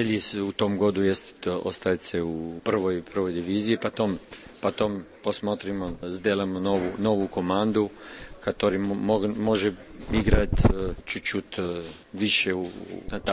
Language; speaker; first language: Russian; non-native, learner; Serbian